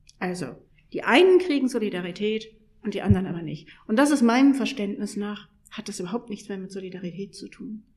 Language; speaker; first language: German; native; German